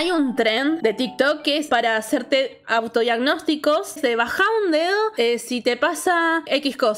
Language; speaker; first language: Spanish; native; Spanish